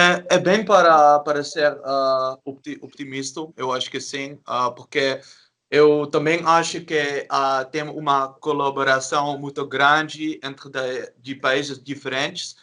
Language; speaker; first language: Portuguese; non-native, learner; Dutch